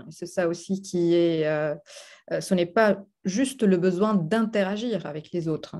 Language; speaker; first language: French; non-native, local second language; Arabic